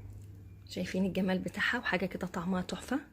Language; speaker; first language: Arabic; native; Arabic